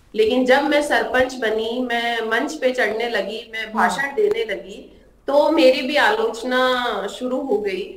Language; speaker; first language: Hindi; native; Hindi